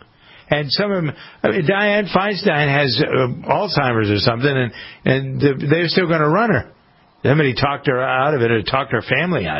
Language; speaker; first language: English; native; English